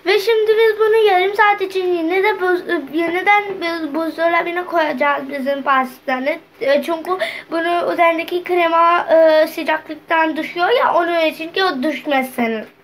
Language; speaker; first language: Turkish; non-native, learner; Urdu